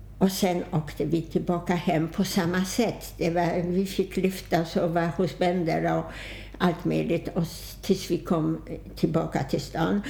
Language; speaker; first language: Swedish; non-native, fluent; Polish